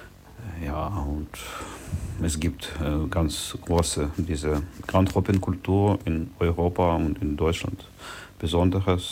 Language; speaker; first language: German; non-native, learner; Ukrainian